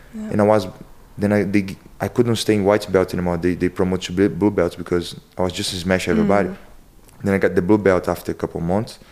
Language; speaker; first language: English; non-native, learner; Portuguese